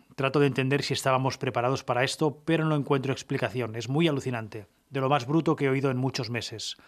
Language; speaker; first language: Spanish; non-native, local second language; Catalan